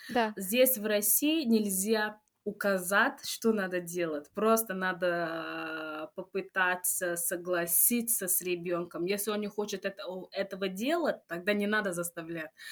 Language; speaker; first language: Russian; non-native, fluent; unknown